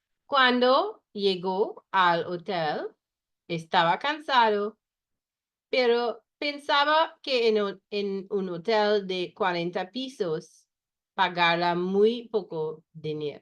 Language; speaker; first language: Spanish; non-native, fluent; English